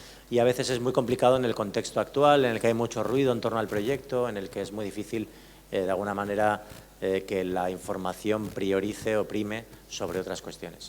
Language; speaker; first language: Spanish; native; Spanish